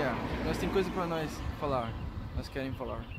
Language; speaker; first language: Portuguese; early bilingual, heritage; Portuguese